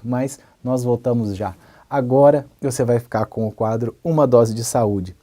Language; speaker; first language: Portuguese; native; Portuguese